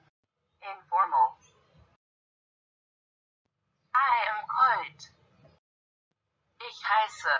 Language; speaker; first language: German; non-native, learner; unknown